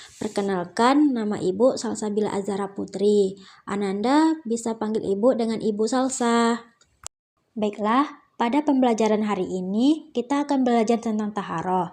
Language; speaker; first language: Indonesian; native; Indonesian